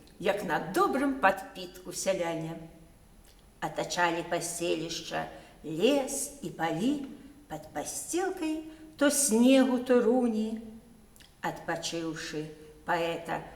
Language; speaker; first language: Belarusian; native; Belarusian